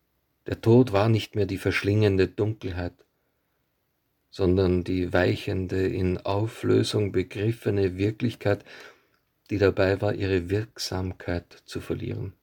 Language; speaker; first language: German; native; German